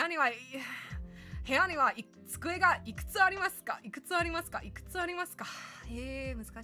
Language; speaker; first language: Japanese; non-native, learner; English